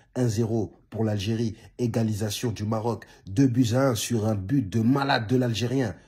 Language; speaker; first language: French; native; French